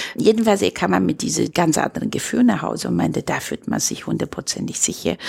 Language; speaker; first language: German; non-native, fluent; Chinese